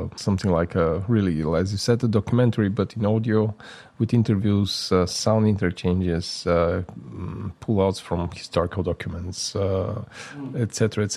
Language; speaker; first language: English; non-native, fluent; Bulgarian